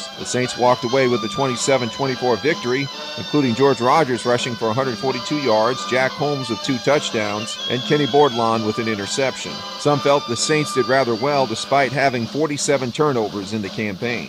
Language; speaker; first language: English; native; English